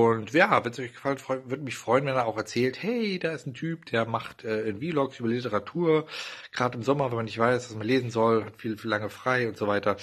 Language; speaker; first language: German; native; German